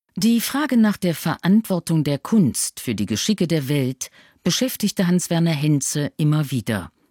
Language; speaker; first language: German; native; German